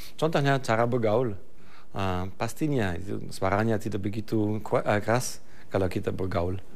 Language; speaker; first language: Malay; non-native, fluent; German